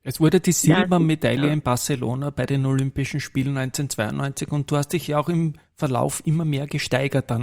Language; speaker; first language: German; native; German